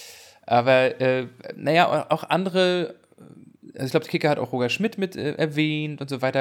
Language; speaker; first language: German; native; German